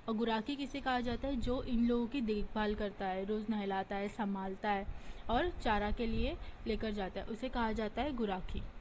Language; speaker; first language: Hindi; non-native, local second language; Marathi